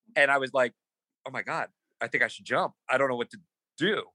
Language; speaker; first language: English; native; English